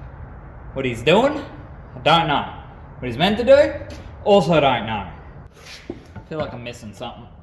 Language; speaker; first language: English; native; English